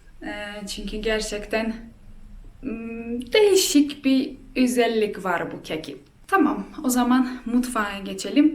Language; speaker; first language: Turkish; non-native, fluent; Polish